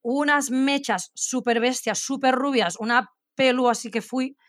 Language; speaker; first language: Spanish; native; Spanish